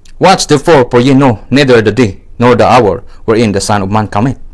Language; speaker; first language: English; non-native, local second language; Filipino